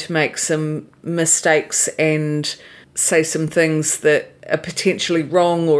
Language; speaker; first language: English; native; English